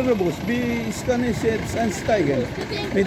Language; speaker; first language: German; non-native, learner; Filipino